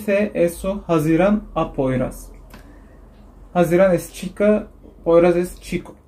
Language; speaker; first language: Spanish; non-native, learner; Turkish